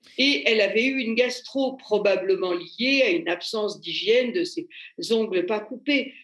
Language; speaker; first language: French; native; French